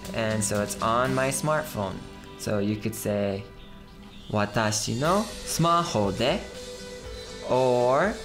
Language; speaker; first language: English; native; English